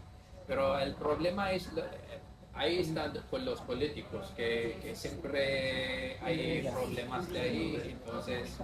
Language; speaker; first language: Spanish; non-native, fluent; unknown